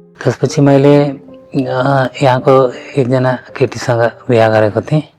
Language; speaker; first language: Nepali; non-native, fluent; Malayalam